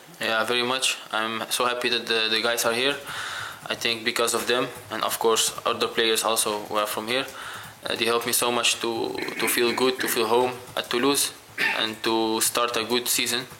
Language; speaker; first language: English; non-native, fluent; Dutch